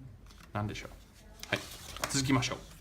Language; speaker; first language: Japanese; non-native, learner; English